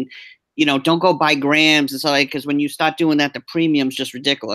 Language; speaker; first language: English; native; English